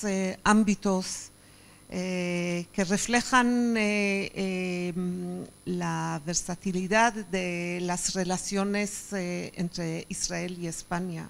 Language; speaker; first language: Spanish; non-native, fluent; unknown